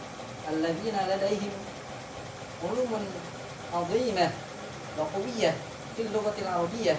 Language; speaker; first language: Arabic; non-native, learner; Indonesian